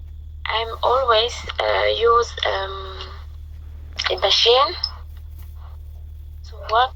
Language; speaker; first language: English; non-native, learner; French